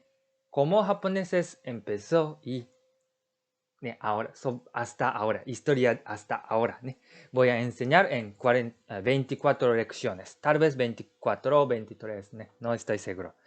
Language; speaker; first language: Spanish; non-native, learner; Japanese